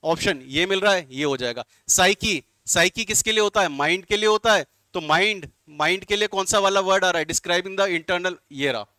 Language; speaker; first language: Hindi; native; Hindi